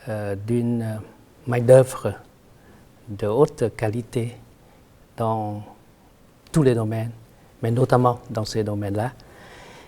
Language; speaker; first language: French; non-native, fluent; Vietnamese